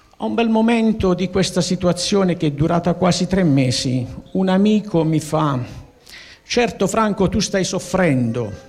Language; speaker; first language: Italian; native; Italian